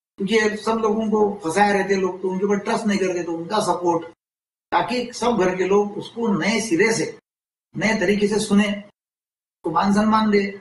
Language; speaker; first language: Hindi; non-native, local second language; Marathi